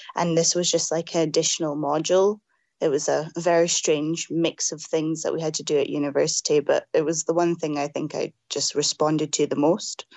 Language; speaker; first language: English; native; English